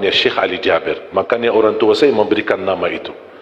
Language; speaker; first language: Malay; non-native, fluent; Arabic